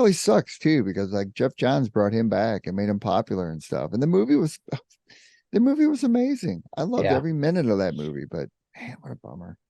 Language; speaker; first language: English; native; English